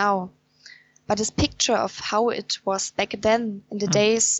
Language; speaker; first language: English; non-native, fluent; German